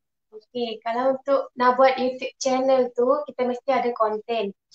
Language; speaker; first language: Malay; non-native, local second language; Tamil